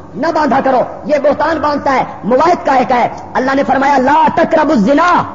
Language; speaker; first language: Urdu; non-native, local second language; Punjabi